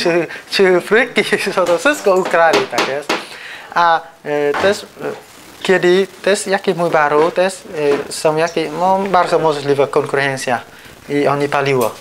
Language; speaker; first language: Polish; non-native, learner; Vietnamese